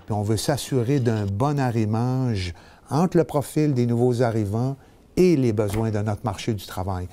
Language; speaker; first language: French; native; French